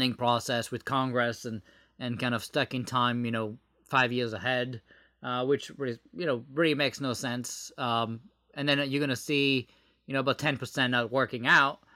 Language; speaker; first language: English; non-native, fluent; French